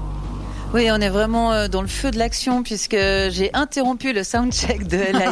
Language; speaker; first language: French; native; French